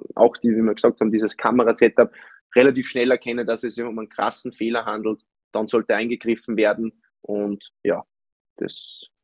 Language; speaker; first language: German; native; German